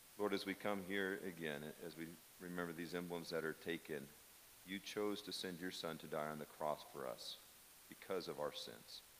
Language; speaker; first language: English; native; English